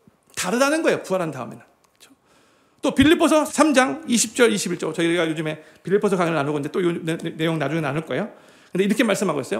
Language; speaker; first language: Korean; native; Korean